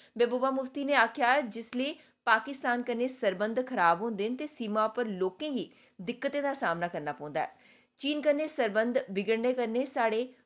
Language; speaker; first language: Punjabi; non-native, local second language; Dogri